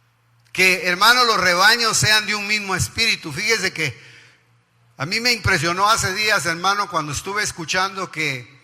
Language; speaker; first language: Spanish; native; Spanish